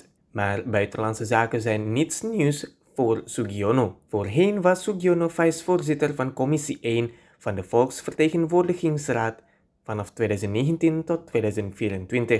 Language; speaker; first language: Dutch; non-native, fluent; Indonesian